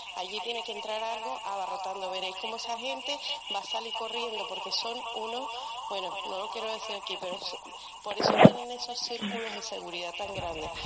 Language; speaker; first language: Spanish; native; Spanish